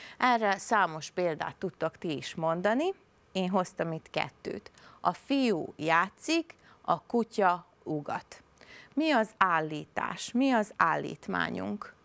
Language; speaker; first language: Hungarian; native; Hungarian